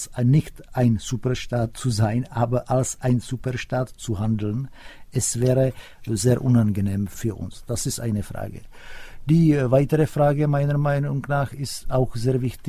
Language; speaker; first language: German; non-native, fluent; Czech